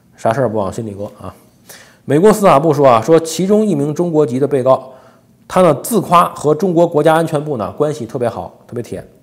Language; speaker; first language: Chinese; native; Chinese